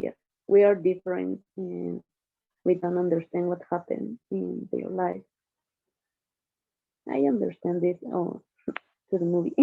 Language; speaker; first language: English; non-native, learner; Spanish